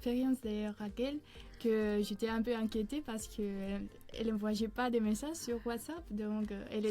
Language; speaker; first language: French; non-native, fluent; Spanish